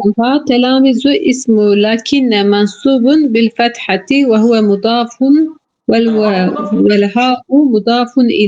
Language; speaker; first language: Arabic; non-native, learner; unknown